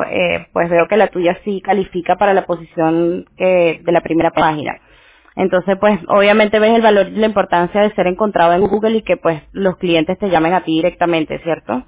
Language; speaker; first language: Spanish; non-native, fluent; English